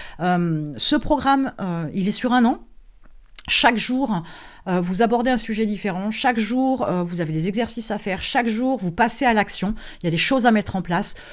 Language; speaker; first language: French; native; French